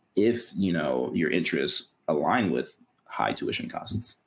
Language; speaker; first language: English; native; English